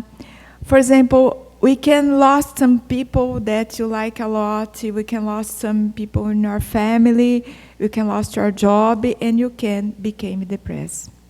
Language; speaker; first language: English; non-native, fluent; Portuguese